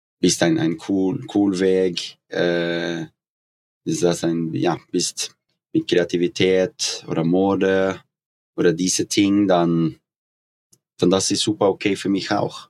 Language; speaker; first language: German; non-native, learner; Norwegian